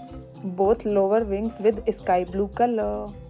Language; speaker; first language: English; non-native, local second language; Hindi